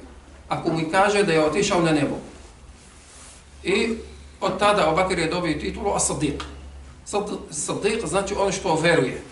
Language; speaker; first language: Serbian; non-native, fluent; Arabic